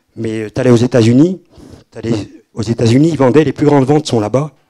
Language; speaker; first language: French; native; French